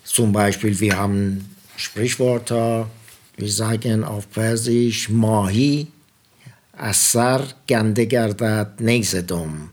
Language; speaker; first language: German; non-native, fluent; Persian